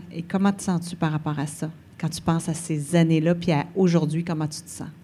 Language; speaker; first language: French; native; French